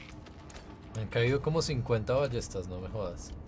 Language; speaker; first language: Spanish; native; Spanish